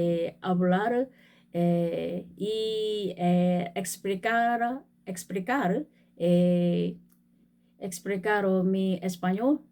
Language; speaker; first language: Spanish; non-native, learner; Korean